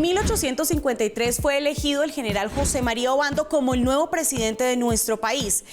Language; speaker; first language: Spanish; native; Spanish